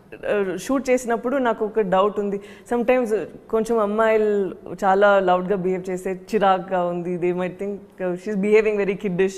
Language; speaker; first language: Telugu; non-native, fluent; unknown